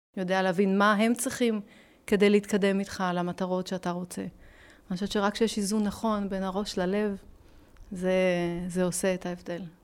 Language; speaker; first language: Hebrew; early bilingual, other home language; French